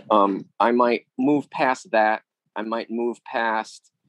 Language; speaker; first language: English; native; English